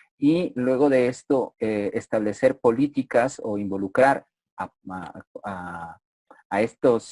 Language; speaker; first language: Spanish; native; Spanish